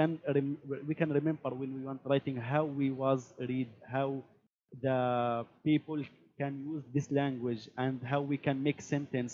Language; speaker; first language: English; non-native, learner; Arabic